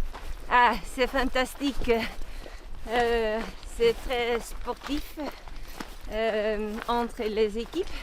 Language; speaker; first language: French; non-native, learner; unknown